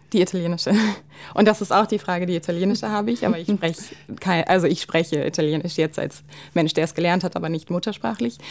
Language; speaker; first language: German; native; German